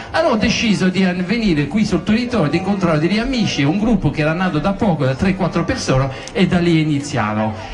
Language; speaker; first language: Italian; non-native, fluent; French